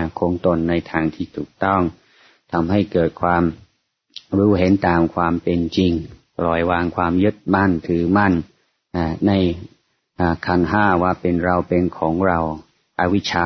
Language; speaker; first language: Thai; non-native, fluent; English